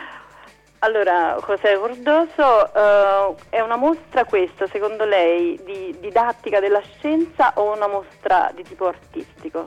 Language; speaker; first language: Italian; native; Italian